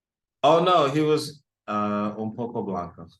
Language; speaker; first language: Spanish; non-native, learner; English